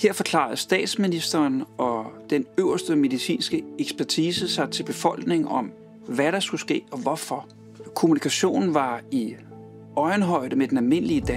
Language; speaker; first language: Danish; native; Danish